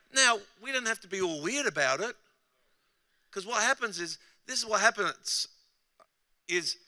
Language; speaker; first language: English; native; English